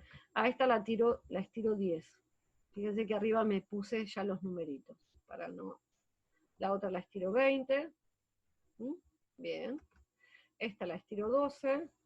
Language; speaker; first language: Spanish; native; Spanish